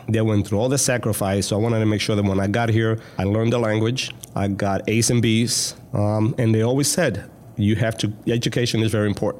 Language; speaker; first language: English; early bilingual, other home language; Spanish